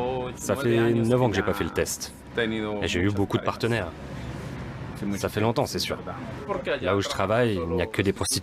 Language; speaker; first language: French; non-native, fluent; Spanish